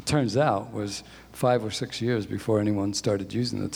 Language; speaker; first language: English; native; English